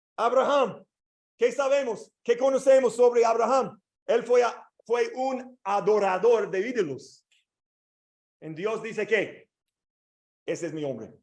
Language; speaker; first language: Spanish; non-native, learner; English